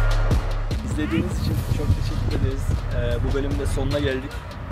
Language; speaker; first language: Turkish; native; Turkish